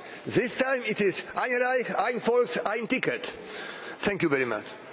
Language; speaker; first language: English; non-native, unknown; Polish